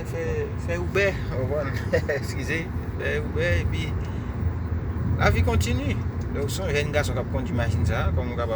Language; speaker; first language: French; non-native, learner; Haitian Creole